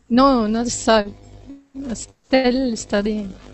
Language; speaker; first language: English; non-native, learner; Arabic